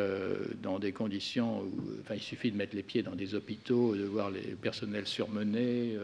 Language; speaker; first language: French; native; French